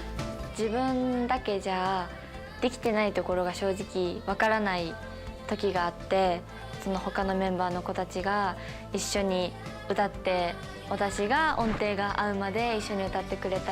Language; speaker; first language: Japanese; native; Japanese